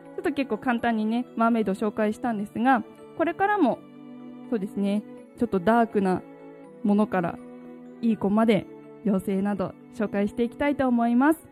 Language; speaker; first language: Japanese; native; Japanese